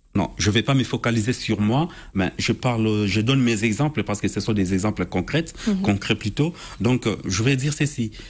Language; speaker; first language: French; non-native, local second language; Lingala